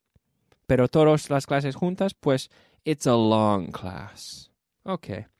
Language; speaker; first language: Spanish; non-native, fluent; English